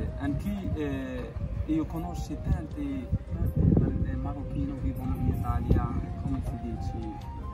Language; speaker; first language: Italian; non-native, learner; Arabic